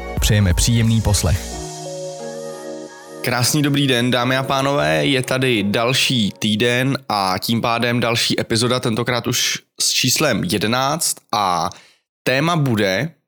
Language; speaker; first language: Czech; native; Czech